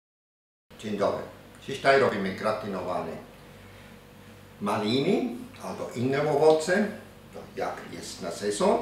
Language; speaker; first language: Polish; non-native, learner; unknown